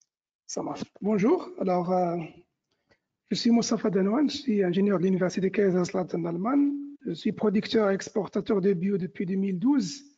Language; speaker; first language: French; non-native, local second language; Arabic